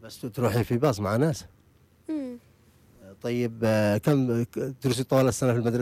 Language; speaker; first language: Arabic; native; Arabic